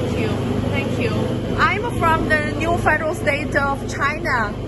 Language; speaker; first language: English; non-native, fluent; Chinese